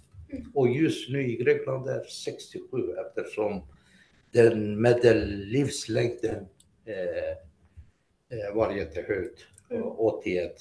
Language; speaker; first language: Swedish; non-native, fluent; Greek